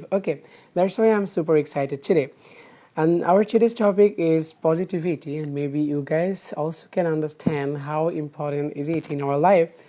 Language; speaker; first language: English; non-native, fluent; Bangla